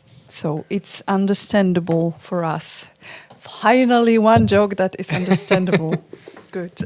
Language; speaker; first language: English; non-native, fluent; Polish